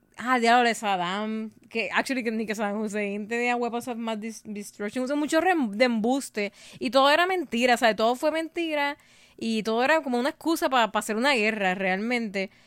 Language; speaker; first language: Spanish; native; Spanish